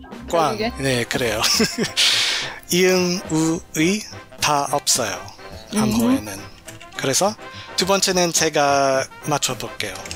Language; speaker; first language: Korean; non-native, learner; English